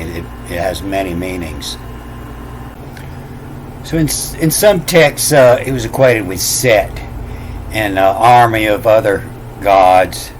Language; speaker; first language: English; native; English